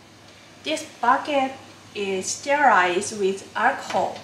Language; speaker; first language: English; non-native, learner; Japanese